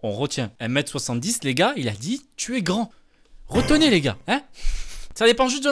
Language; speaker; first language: French; native; French